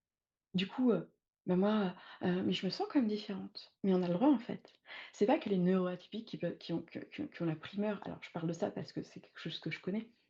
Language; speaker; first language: French; native; French